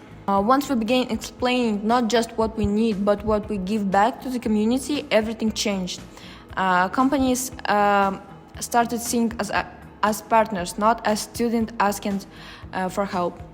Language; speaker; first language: English; non-native, fluent; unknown